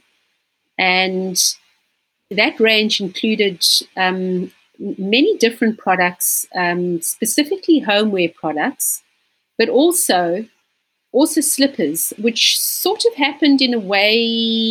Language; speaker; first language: English; native; English